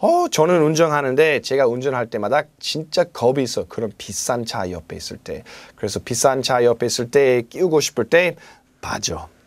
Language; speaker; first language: Korean; non-native, learner; English